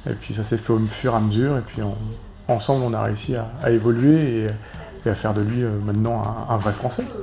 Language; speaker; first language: French; native; French